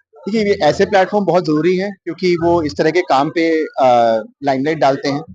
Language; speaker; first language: Hindi; native; Hindi